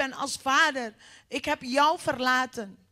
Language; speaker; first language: Dutch; non-native, fluent; Indonesian